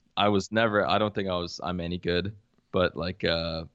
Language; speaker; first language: English; early bilingual, other home language; Arabic